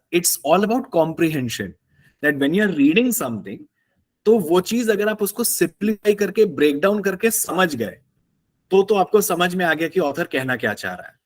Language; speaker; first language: Hindi; native; Hindi